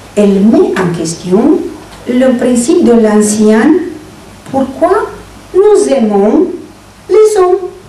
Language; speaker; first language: French; non-native, fluent; Romanian